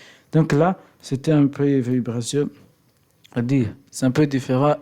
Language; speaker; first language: French; non-native, learner; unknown